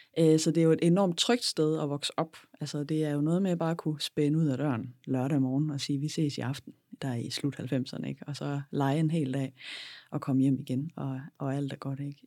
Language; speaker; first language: Danish; native; Danish